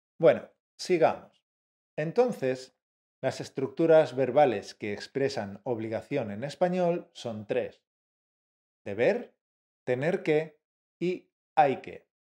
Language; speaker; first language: Spanish; native; Spanish